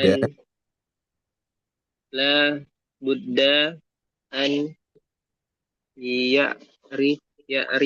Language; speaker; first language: Arabic; non-native, learner; Indonesian